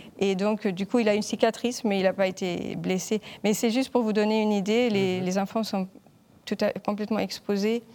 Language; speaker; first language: French; native; French